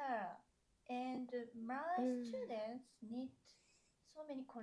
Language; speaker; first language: English; non-native, learner; Japanese